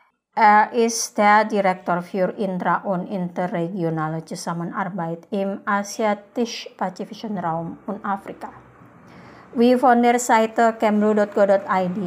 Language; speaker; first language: German; non-native, fluent; Indonesian